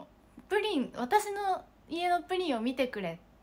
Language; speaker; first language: Japanese; native; Japanese